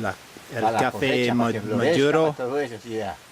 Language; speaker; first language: Spanish; native; Spanish